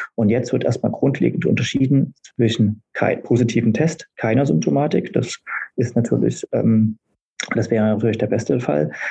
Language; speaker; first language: German; native; German